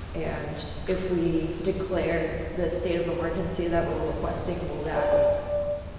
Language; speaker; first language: English; native; English